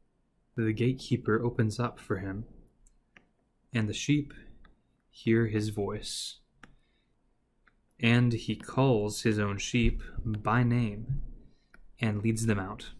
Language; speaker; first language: English; native; English